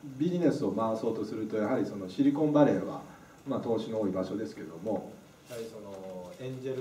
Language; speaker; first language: Japanese; native; Japanese